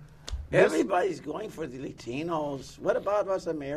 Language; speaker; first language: English; native; English